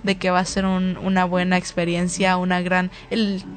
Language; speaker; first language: Spanish; early bilingual, heritage; Spanish